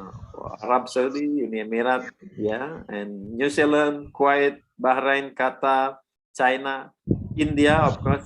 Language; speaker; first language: English; non-native, learner; Indonesian